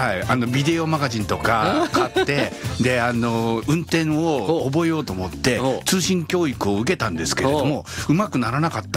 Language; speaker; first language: Japanese; native; Japanese